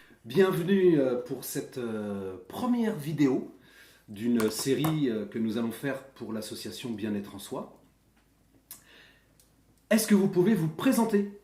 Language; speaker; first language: French; native; French